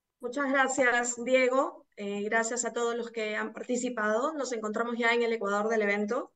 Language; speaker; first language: Spanish; native; Spanish